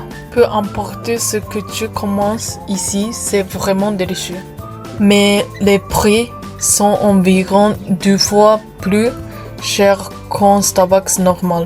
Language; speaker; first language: French; non-native, learner; Japanese